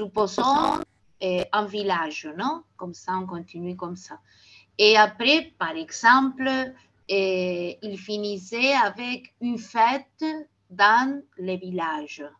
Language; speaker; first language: French; non-native, fluent; Spanish